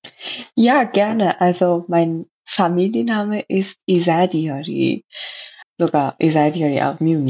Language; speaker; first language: German; non-native, learner; Persian